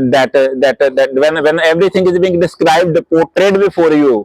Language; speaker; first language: English; non-native, local second language; Punjabi